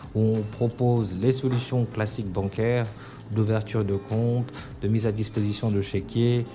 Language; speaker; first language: French; non-native, local second language; Wolof